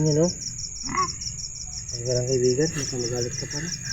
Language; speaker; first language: Filipino; non-native, local second language; Cebuano